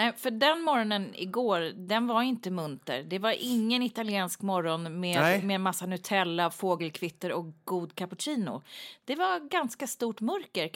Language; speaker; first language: Swedish; native; Swedish